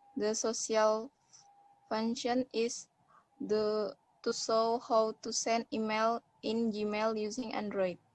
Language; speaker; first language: English; non-native, learner; Indonesian